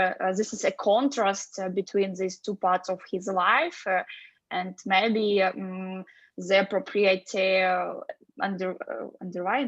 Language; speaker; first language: English; non-native, fluent; Russian